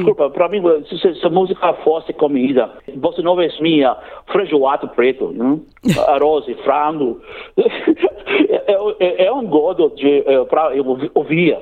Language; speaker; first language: Portuguese; non-native, learner; English